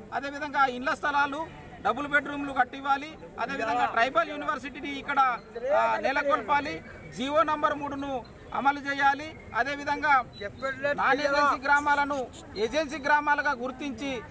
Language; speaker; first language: Telugu; non-native, local second language; Gondi